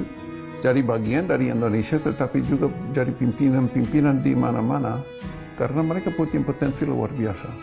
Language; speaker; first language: Indonesian; non-native, fluent; English